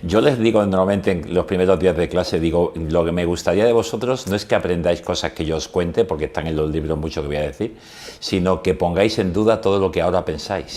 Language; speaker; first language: Spanish; native; Spanish